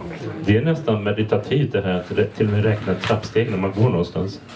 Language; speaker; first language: Swedish; native; Swedish